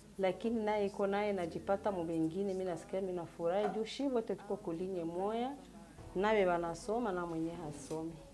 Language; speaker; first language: Swahili; native; Swahili